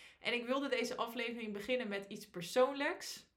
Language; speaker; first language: Dutch; native; Dutch